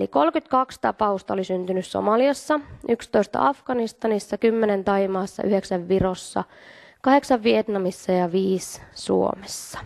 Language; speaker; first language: Finnish; native; Finnish